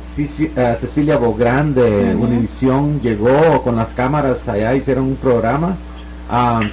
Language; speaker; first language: Spanish; native; Spanish